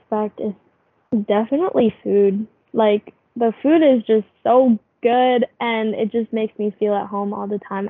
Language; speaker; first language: English; non-native, local second language; Filipino